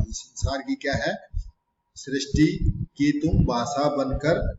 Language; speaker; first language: Hindi; native; Hindi